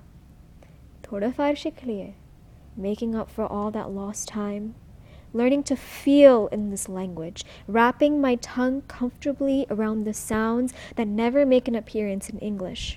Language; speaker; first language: English; early bilingual, other home language; Marathi